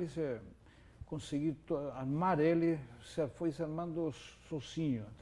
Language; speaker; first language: Portuguese; non-native, fluent; Spanish